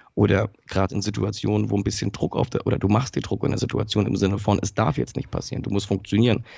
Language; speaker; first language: German; early bilingual, other home language; Polish